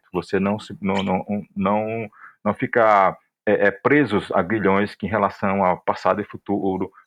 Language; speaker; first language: Portuguese; native; Portuguese